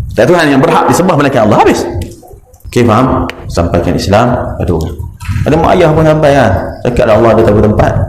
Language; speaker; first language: Malay; native; Malay